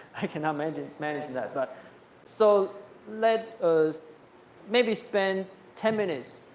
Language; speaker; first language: English; non-native, fluent; Chinese